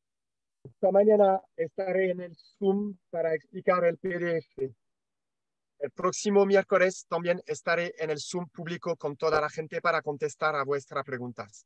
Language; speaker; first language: Spanish; non-native, learner; French